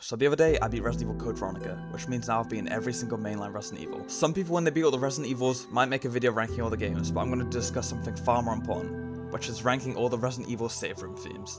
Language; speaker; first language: English; native; English